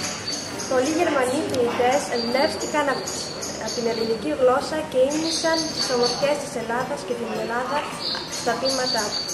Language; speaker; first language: Greek; early bilingual, heritage; Greek